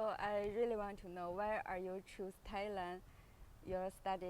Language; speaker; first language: English; non-native, learner; Chinese